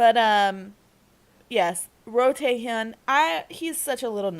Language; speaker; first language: English; native; English